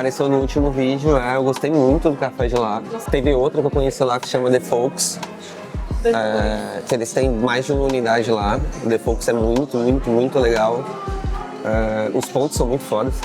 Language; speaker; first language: Portuguese; native; Portuguese